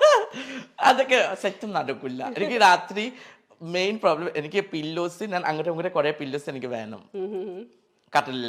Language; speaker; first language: Malayalam; non-native, fluent; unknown